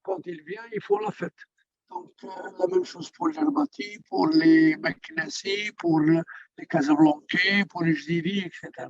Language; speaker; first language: French; non-native, local second language; Arabic